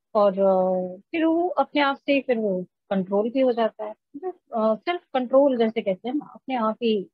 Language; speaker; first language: Hindi; native; Hindi